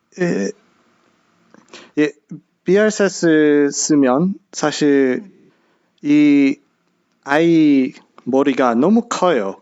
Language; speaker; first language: Korean; non-native, learner; English